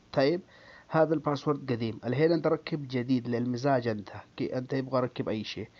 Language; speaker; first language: Arabic; non-native, learner; Urdu